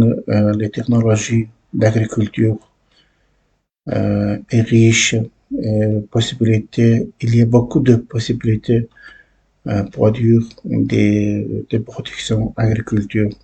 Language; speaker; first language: French; non-native, learner; Uzbek